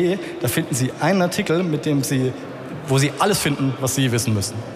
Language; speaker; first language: German; native; German